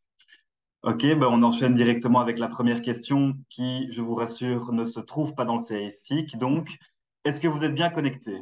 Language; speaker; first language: French; native; French